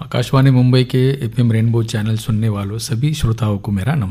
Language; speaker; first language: Hindi; non-native, local second language; Marathi